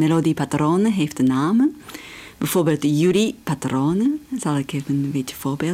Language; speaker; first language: Dutch; non-native, fluent; Japanese